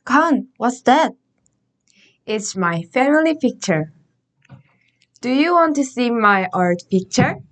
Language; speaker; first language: English; non-native, fluent; Korean